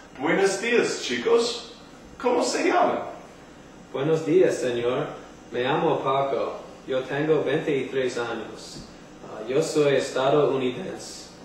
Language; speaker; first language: Spanish; non-native, learner; English